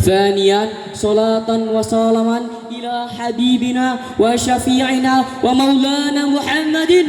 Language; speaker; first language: Arabic; non-native, learner; Indonesian